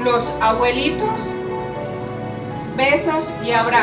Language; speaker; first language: Spanish; native; Spanish